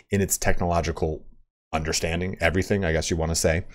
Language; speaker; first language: English; native; English